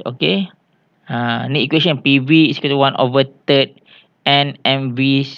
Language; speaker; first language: English; non-native, local second language; Malay